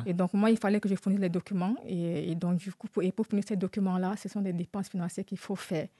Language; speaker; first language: French; non-native, fluent; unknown